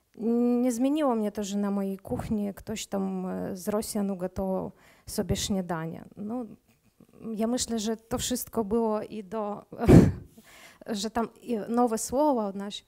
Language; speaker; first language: Polish; non-native, learner; Ukrainian